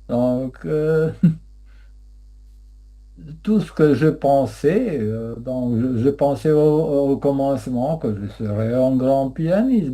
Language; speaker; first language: French; non-native, fluent; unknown